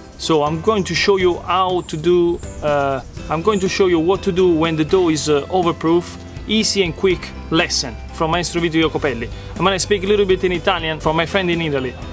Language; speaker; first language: English; non-native, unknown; Italian